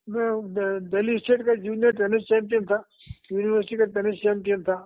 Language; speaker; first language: Hindi; native; Hindi